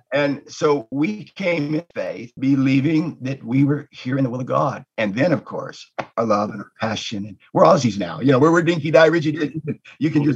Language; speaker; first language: English; native; English